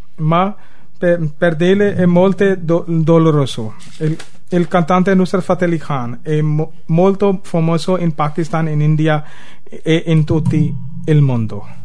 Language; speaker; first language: Italian; non-native, learner; Urdu